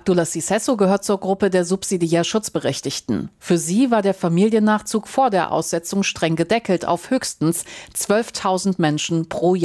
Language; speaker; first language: German; native; German